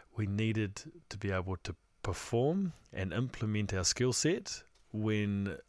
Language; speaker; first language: English; native; English